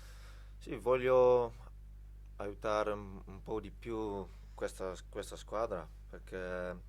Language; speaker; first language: Italian; non-native, fluent; Dutch